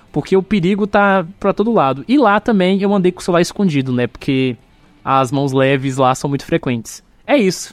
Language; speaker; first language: Portuguese; native; Portuguese